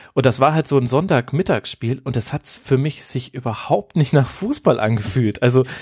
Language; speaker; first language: German; native; German